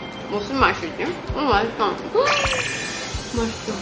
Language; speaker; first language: Korean; non-native, fluent; Thai